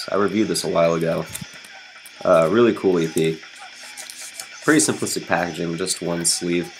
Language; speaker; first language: English; native; English